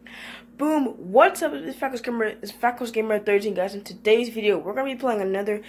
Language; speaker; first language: English; native; English